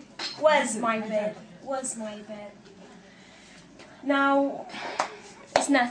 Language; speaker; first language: English; non-native, learner; Arabic